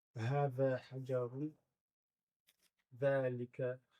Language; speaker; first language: Arabic; non-native, learner; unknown